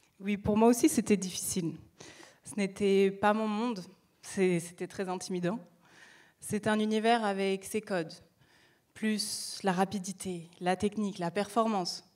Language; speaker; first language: French; native; French